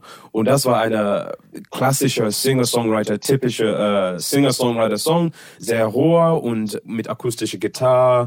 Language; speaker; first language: German; non-native, learner; English